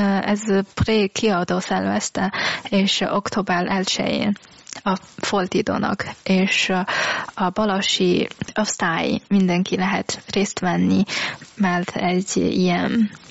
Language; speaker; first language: Hungarian; non-native, learner; Chinese